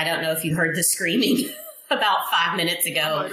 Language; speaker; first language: English; non-native, fluent; Indonesian